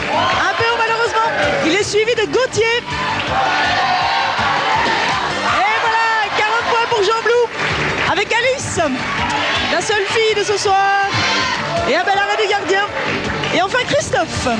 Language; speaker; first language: French; native; French